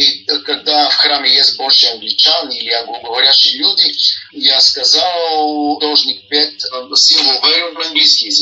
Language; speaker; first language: Russian; non-native, learner; Bulgarian